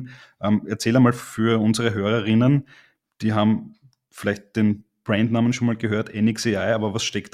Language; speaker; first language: German; native; German